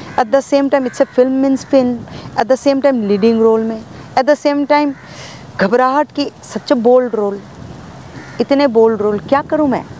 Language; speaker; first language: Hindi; non-native, local second language; Bangla